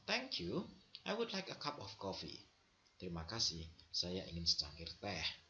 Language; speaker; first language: English; non-native, fluent; Indonesian